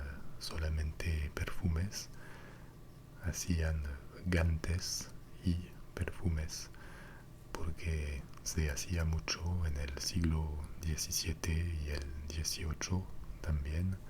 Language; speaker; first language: Spanish; non-native, fluent; French